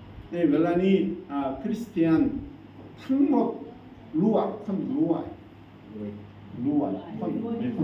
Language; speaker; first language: Thai; non-native, learner; Korean